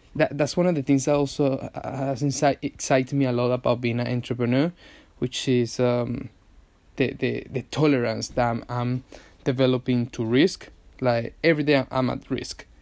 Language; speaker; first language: English; non-native, fluent; Spanish